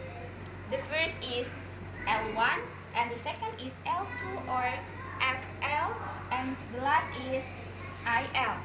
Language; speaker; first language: English; non-native, learner; Indonesian